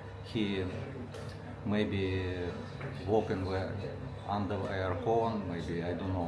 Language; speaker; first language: English; non-native, learner; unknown